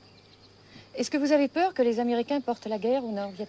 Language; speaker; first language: French; native; French